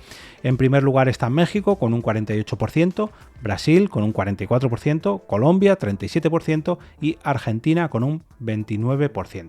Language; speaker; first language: Spanish; native; Spanish